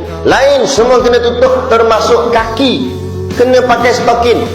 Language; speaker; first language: Malay; native; Malay